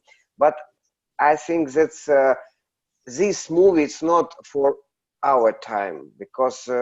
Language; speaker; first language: English; non-native, learner; Russian